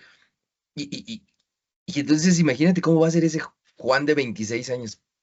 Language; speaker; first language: Spanish; native; Spanish